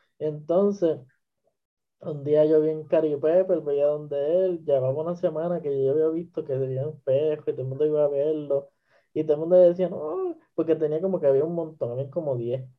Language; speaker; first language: Spanish; native; Spanish